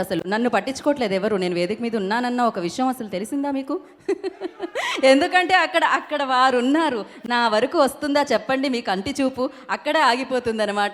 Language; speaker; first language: Telugu; native; Telugu